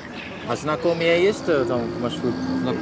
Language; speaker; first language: Russian; non-native, fluent; Dutch